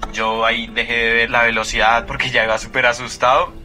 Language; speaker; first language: Spanish; native; Spanish